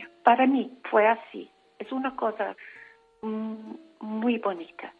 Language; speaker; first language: Spanish; non-native, fluent; English